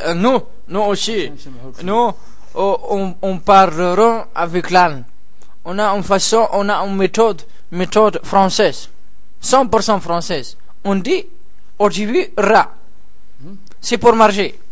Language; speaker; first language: French; non-native, local second language; Arabic